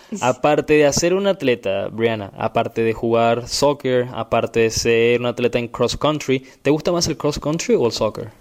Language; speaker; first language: Spanish; native; Spanish